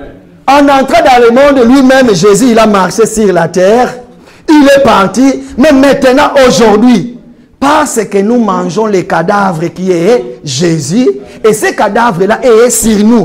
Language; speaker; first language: French; non-native, local second language; Lingala